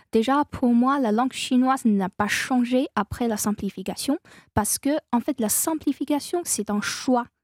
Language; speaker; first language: French; non-native, fluent; Chinese